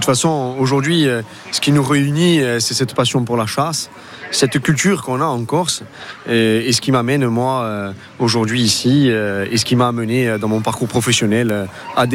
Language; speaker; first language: French; native; French